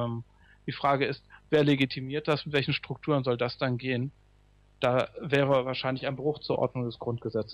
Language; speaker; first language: German; native; German